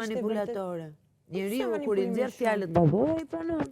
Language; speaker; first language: Albanian; native; Albanian